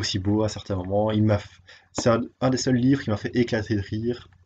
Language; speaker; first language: French; native; French